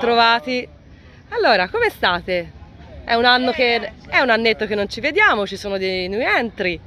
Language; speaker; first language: Italian; native; Italian